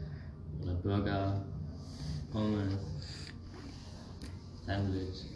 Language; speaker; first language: German; non-native, learner; English